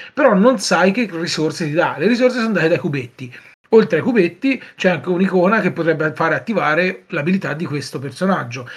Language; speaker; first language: Italian; native; Italian